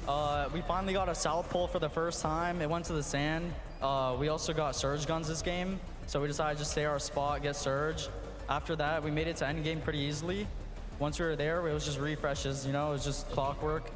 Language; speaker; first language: English; native; English